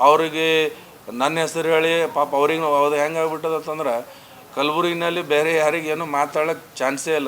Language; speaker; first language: Kannada; native; Kannada